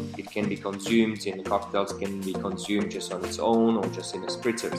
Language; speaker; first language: English; non-native, fluent; Slovak